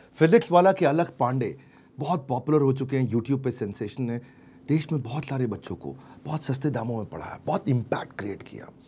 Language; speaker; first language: Hindi; native; Hindi